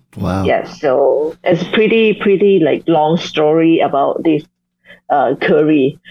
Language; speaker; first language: English; non-native, fluent; Thai